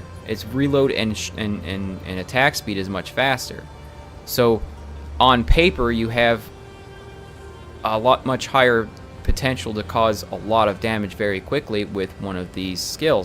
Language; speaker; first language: English; native; English